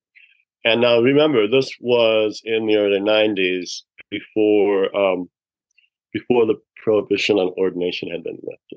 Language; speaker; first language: English; native; English